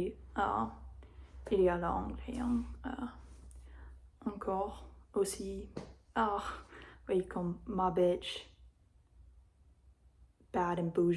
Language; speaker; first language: French; non-native, learner; English